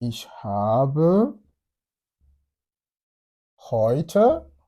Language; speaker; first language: German; non-native, fluent; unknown